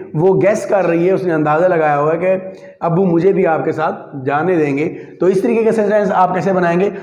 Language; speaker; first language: Urdu; native; Urdu